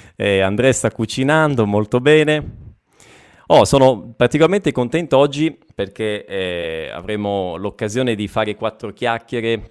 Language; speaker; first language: Italian; native; Italian